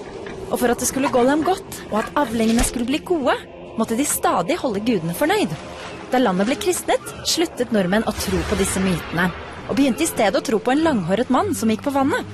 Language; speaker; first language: Norwegian; native; Norwegian